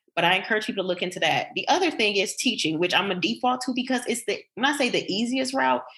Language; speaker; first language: English; native; English